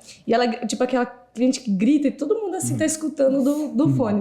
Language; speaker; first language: Portuguese; native; Portuguese